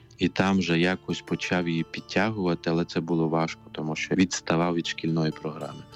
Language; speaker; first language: Ukrainian; non-native, local second language; Romany